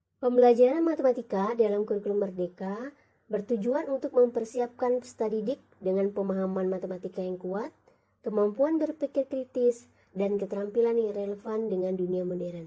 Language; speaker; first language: Indonesian; native; Indonesian